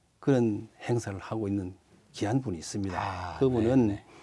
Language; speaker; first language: Korean; native; Korean